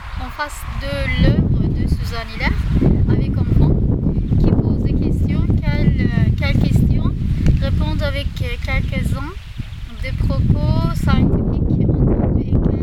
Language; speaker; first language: French; non-native, learner; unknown